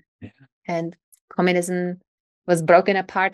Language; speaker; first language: English; non-native, fluent; Czech